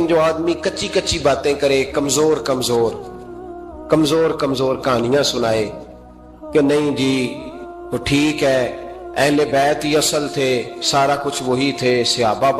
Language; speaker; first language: Urdu; native; Urdu